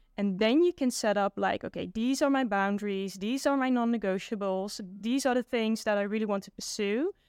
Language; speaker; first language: English; non-native, fluent; Dutch